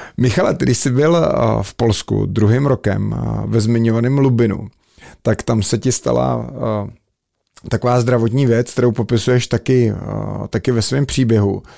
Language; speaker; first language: Czech; native; Czech